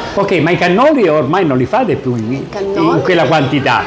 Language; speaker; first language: Italian; native; Italian